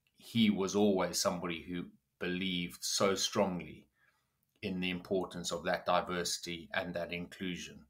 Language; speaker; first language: English; native; English